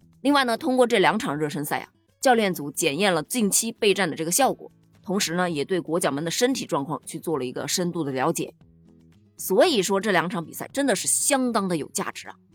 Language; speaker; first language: Chinese; native; Chinese